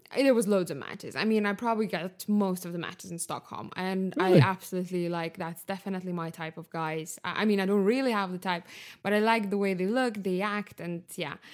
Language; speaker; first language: English; non-native, fluent; Lithuanian